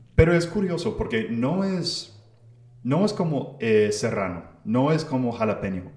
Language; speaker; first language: Spanish; non-native, fluent; English